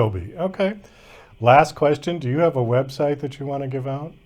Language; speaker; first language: English; native; English